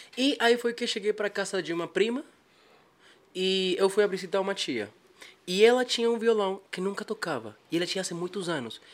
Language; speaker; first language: Portuguese; non-native, fluent; Spanish